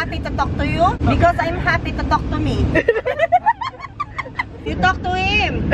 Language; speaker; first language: English; non-native, learner; Filipino